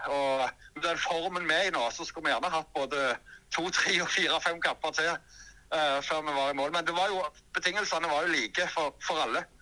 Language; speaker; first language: Norwegian; native; Norwegian